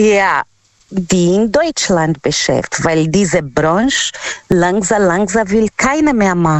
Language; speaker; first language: German; non-native, learner; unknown